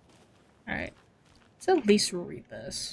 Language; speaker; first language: English; native; English